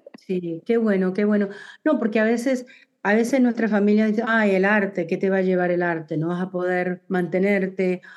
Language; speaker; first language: Spanish; early bilingual, heritage; Spanish